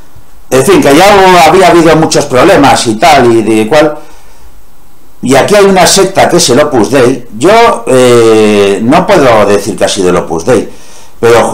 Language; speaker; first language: Spanish; native; Spanish